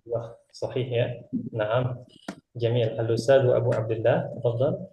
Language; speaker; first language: Arabic; non-native, fluent; Indonesian